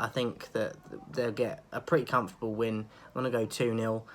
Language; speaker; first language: English; native; English